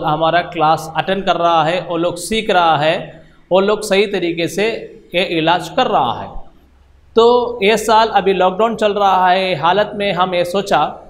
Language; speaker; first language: Hindi; non-native, local second language; Malayalam